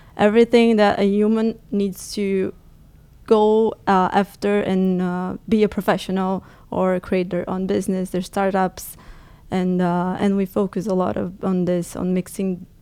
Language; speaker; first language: English; non-native, fluent; Portuguese